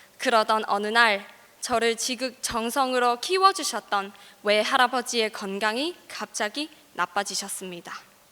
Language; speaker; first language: Korean; non-native, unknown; Cantonese